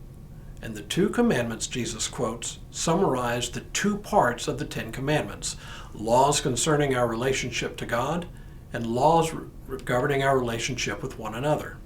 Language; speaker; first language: English; native; English